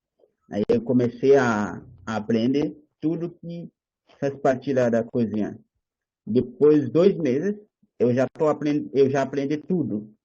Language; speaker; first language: Portuguese; non-native, learner; Haitian Creole